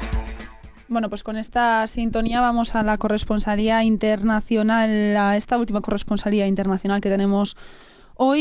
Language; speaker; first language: Spanish; native; Spanish